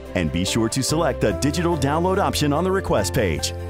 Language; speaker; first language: English; native; English